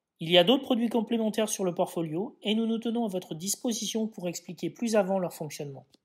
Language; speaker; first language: French; native; French